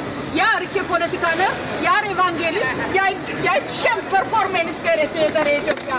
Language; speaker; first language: Norwegian; non-native, learner; Amharic